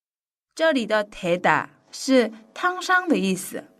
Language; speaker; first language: Chinese; non-native, fluent; Korean